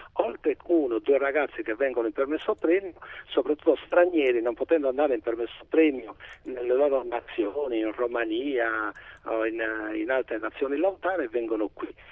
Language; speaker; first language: Italian; native; Italian